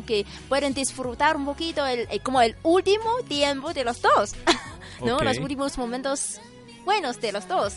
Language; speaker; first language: Spanish; non-native, fluent; Chinese